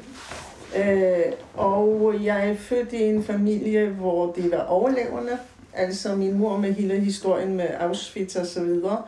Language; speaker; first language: Danish; native; Danish